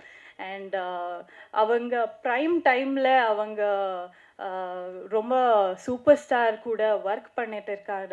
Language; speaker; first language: Tamil; non-native, learner; Kannada